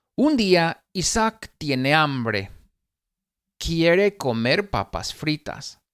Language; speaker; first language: Spanish; non-native, fluent; English